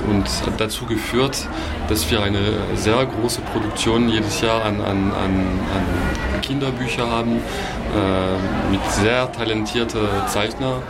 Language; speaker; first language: German; non-native, fluent; French